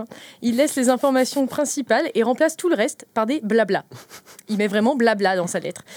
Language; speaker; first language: French; native; French